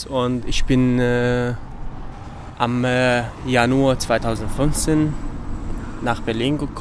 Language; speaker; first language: German; non-native, learner; Kurdish